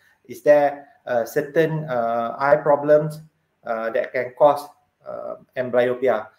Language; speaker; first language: English; non-native, local second language; Malay